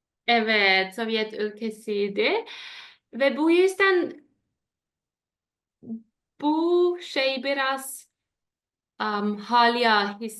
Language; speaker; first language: Turkish; non-native, learner; German